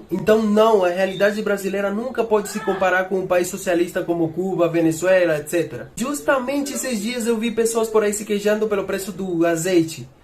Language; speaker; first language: Portuguese; non-native, fluent; Spanish